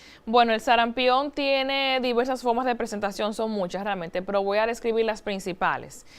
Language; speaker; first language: Spanish; native; Spanish